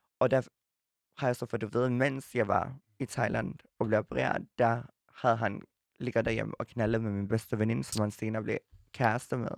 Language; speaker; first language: Danish; early bilingual, other home language; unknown